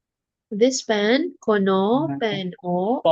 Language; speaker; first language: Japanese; non-native, fluent; Filipino